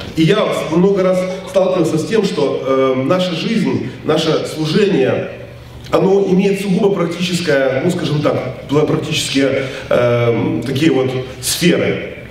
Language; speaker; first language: Russian; native; Russian